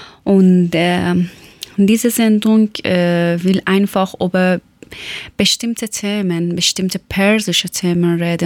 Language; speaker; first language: German; non-native, learner; Persian